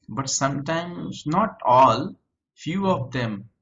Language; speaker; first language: English; native; English